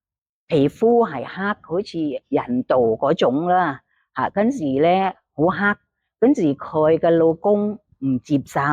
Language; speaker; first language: Cantonese; non-native, learner; Thai